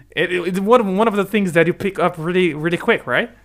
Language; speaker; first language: English; non-native, fluent; Portuguese